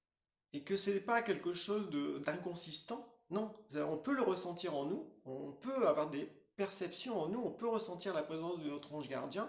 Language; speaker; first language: French; native; French